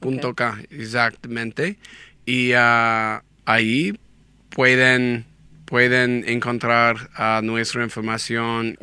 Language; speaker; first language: Spanish; non-native, learner; English